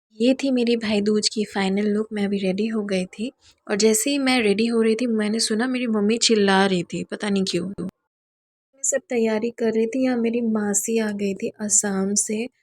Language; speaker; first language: Hindi; non-native, local second language; Bangla